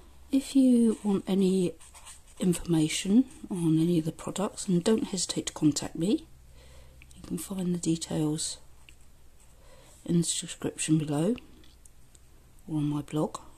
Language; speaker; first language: English; native; English